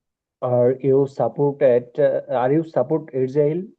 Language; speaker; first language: English; non-native, learner; Bangla